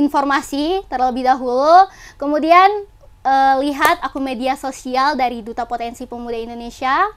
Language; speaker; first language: Indonesian; native; Indonesian